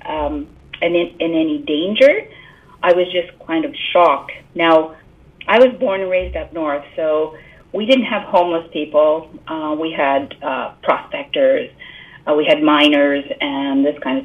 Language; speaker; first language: English; native; English